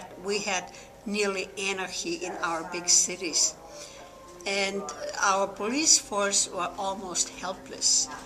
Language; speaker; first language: English; non-native, fluent; German